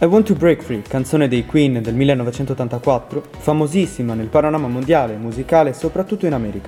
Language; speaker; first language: Italian; native; Italian